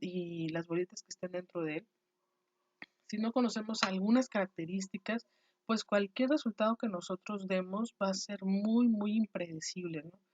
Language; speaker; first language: Spanish; native; Spanish